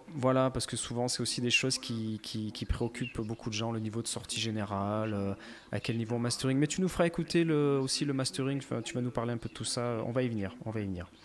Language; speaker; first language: French; native; French